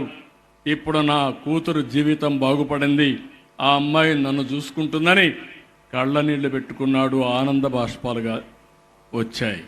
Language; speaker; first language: Telugu; native; Telugu